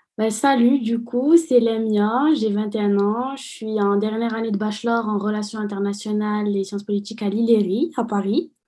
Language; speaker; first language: French; non-native, local second language; Arabic